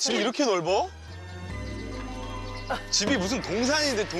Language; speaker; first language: Korean; native; Korean